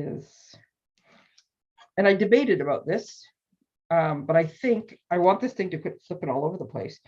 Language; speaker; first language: English; native; English